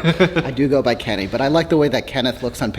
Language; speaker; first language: English; native; English